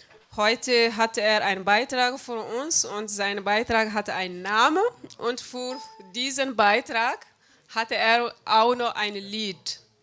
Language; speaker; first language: German; non-native, fluent; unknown